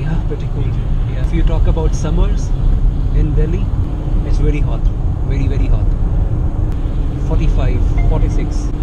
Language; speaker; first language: English; non-native, local second language; Hindi